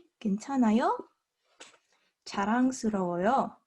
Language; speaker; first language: Korean; non-native, learner; English